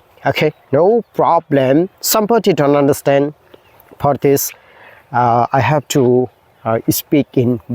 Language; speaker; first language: English; non-native, learner; Bangla